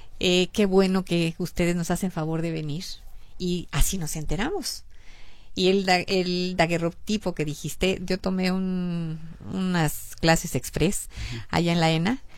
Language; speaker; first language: Spanish; native; Spanish